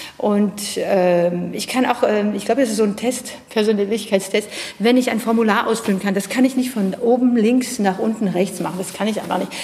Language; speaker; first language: German; non-native, fluent; French